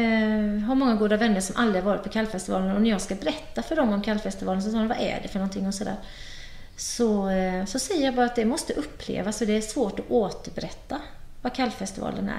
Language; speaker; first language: Swedish; native; Swedish